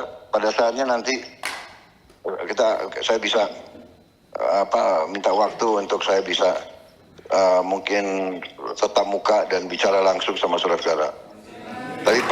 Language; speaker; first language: Indonesian; native; Indonesian